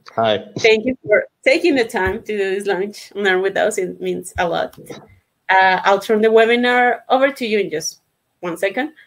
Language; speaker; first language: English; non-native, fluent; Spanish